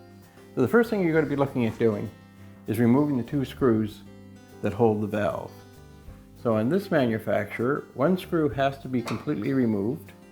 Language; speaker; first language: English; native; English